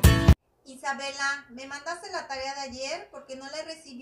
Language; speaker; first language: Spanish; native; Spanish